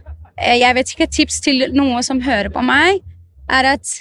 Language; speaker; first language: Norwegian; non-native, fluent; Arabic